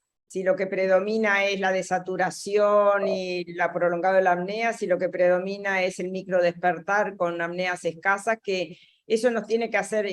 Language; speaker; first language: Spanish; native; Spanish